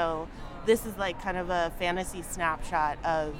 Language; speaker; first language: English; native; English